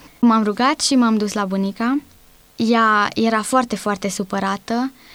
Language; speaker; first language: Romanian; non-native, local second language; Hungarian